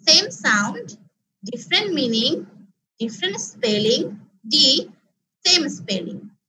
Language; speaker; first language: English; non-native, local second language; Bangla